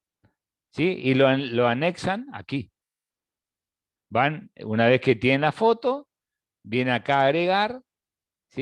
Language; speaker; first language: Spanish; native; Spanish